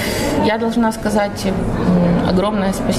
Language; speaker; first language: Russian; native; Russian